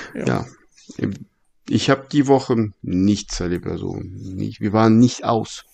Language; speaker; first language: German; early bilingual, other home language; Russian